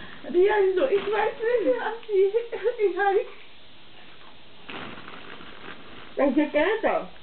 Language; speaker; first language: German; non-native, learner; Czech